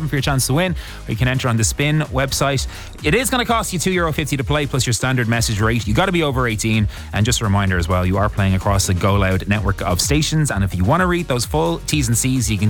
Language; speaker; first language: English; native; English